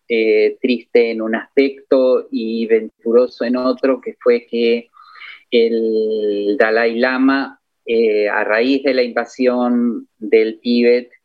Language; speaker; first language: Spanish; native; Spanish